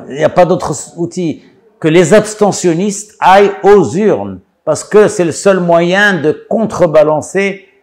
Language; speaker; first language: French; non-native, local second language; Arabic